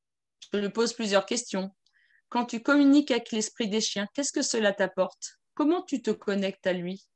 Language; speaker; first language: French; native; French